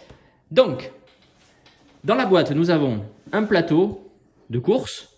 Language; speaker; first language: French; native; French